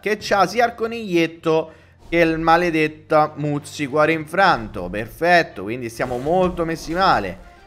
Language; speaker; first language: Italian; native; Italian